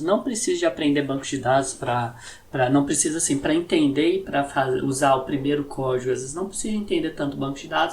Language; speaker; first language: Portuguese; native; Portuguese